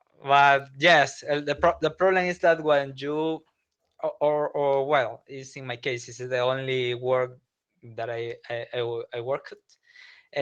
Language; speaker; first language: English; non-native, learner; Spanish